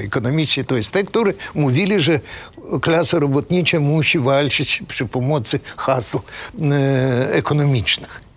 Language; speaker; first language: Polish; non-native, fluent; Russian